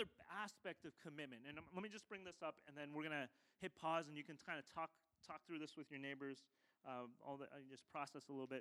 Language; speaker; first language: English; native; English